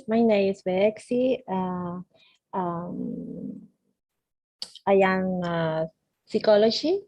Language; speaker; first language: English; non-native, learner; Spanish